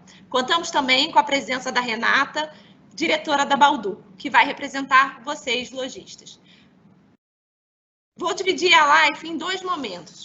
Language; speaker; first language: Portuguese; native; Portuguese